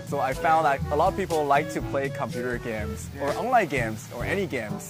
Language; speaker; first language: English; non-native, fluent; Chinese